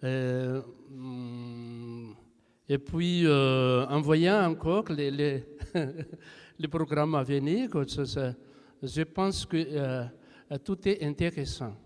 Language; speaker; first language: French; non-native, local second language; Malagasy